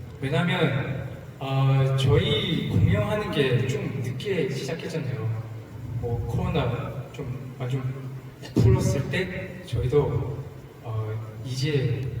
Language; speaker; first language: Korean; non-native, learner; Chinese